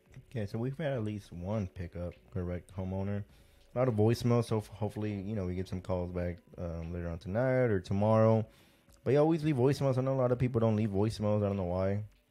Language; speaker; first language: English; early bilingual, other home language; Spanish